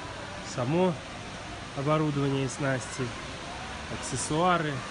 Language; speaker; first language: Russian; native; Russian